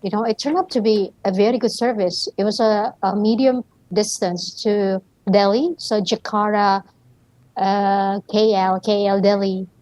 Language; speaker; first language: English; non-native, fluent; Indonesian